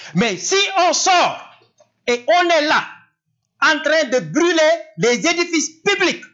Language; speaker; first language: French; non-native, local second language; Wolof